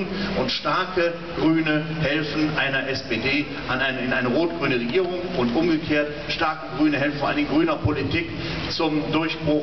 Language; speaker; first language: German; native; German